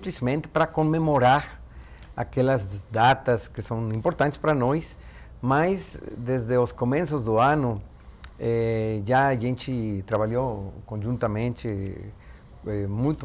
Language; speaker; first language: Portuguese; non-native, fluent; Spanish